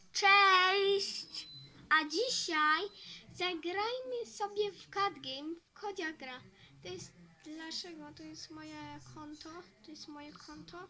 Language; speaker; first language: Polish; early bilingual, heritage; Polish